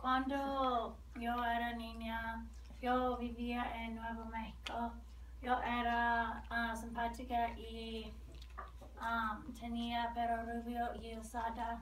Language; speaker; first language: Spanish; non-native, learner; English